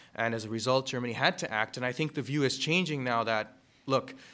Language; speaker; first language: English; early bilingual, other home language; German